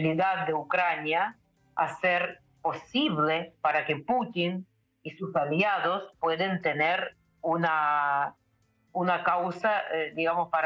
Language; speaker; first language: Spanish; non-native, fluent; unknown